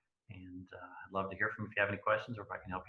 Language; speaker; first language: English; native; English